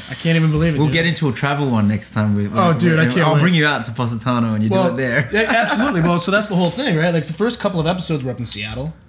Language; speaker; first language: English; native; English